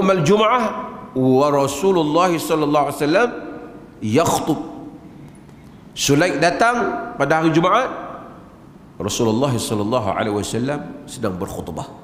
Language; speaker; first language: Malay; native; Malay